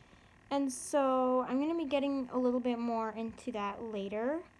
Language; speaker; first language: English; native; English